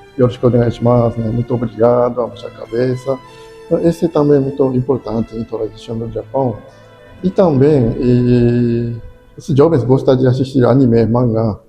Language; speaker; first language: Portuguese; non-native, learner; Japanese